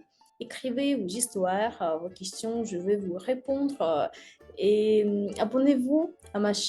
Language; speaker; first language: French; non-native, fluent; Russian